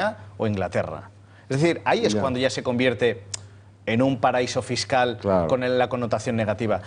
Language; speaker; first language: Spanish; native; Spanish